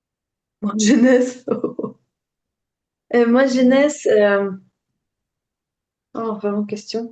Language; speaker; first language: French; non-native, learner; Ukrainian